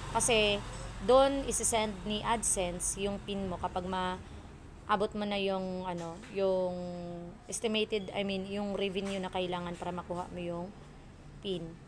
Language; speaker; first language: Filipino; non-native, local second language; Waray